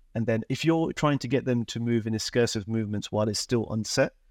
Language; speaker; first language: English; native; English